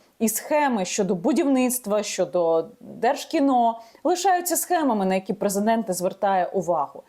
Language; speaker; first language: Ukrainian; native; Ukrainian